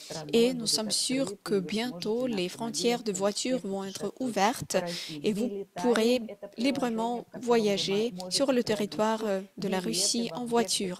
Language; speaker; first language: French; non-native, fluent; Russian